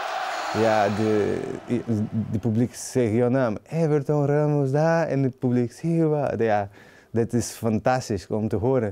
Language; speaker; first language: Dutch; non-native, learner; Portuguese